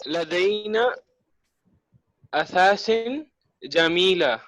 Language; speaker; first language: Arabic; non-native, learner; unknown